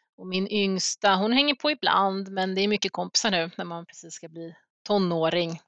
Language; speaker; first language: Swedish; native; Swedish